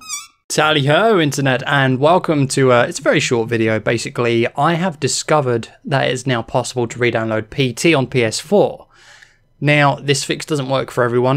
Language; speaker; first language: English; native; English